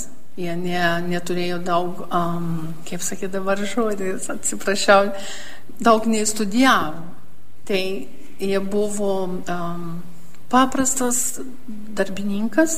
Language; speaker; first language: Lithuanian; early bilingual, heritage; Lithuanian